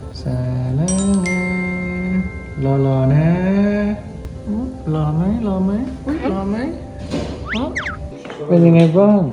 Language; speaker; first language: Thai; native; Thai